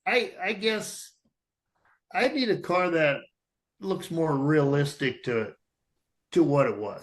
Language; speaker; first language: English; native; English